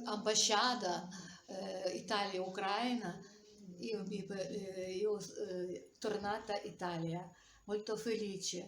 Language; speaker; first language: Italian; non-native, learner; Ukrainian